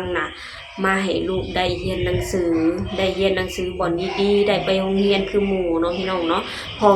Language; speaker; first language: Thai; non-native, local second language; Lao